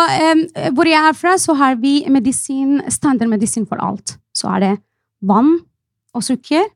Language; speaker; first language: Norwegian; non-native, fluent; Arabic